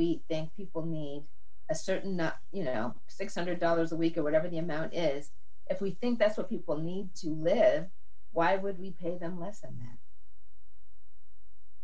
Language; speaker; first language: English; native; English